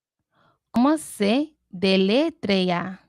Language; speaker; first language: Spanish; non-native, learner; English